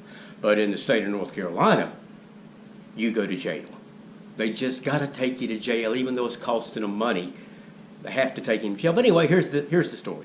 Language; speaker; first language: English; native; English